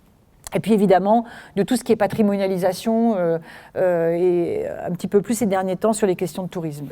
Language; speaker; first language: French; native; French